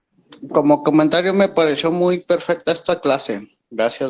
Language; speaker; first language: Spanish; native; Spanish